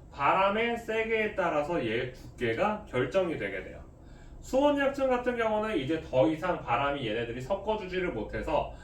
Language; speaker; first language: Korean; native; Korean